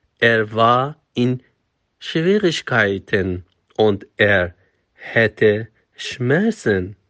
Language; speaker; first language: German; non-native, fluent; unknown